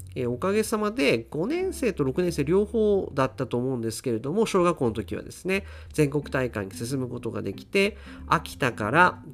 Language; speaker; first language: Japanese; native; Japanese